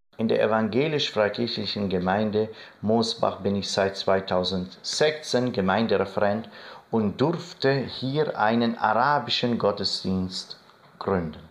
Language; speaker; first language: German; non-native, fluent; Arabic